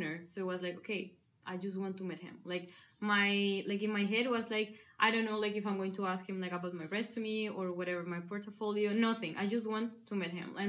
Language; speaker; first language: English; non-native, learner; Spanish